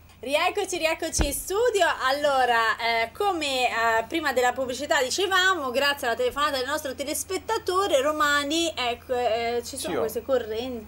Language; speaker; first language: Italian; native; Italian